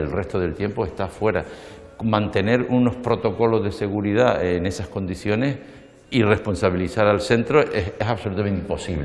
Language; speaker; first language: Spanish; native; Spanish